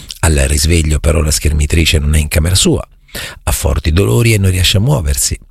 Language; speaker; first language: Italian; native; Italian